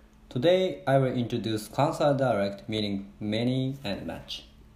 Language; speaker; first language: English; non-native, learner; Japanese